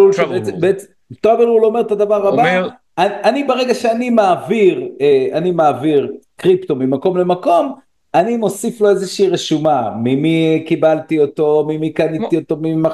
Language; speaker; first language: Hebrew; native; Hebrew